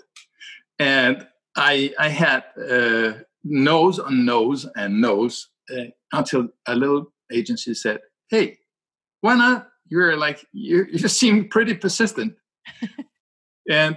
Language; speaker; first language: English; non-native, fluent; Danish